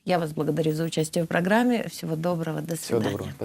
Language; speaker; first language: Russian; native; Russian